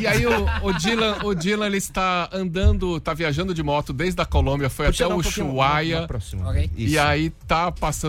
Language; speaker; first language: Portuguese; native; Portuguese